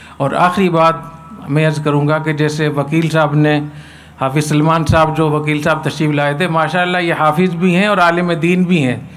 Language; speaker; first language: Urdu; native; Urdu